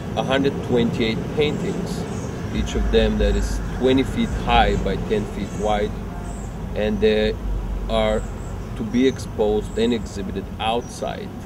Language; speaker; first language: English; non-native, fluent; Bulgarian